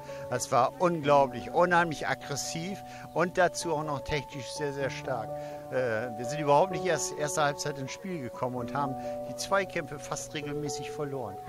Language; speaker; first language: German; native; German